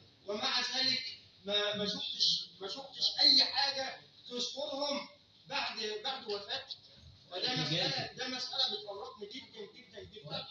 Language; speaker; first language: Arabic; native; Arabic